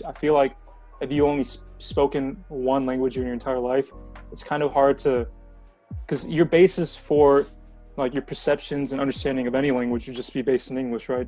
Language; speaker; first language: English; early bilingual, other home language; Korean